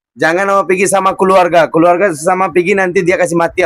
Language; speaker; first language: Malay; non-native, fluent; Bangla